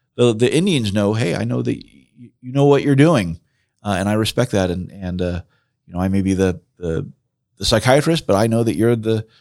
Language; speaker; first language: English; native; English